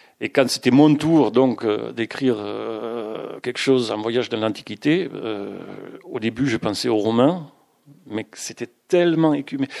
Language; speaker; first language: French; non-native, fluent; German